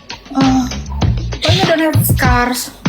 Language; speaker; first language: English; non-native, learner; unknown